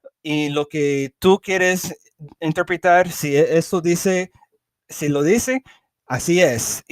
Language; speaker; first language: Spanish; early bilingual, heritage; English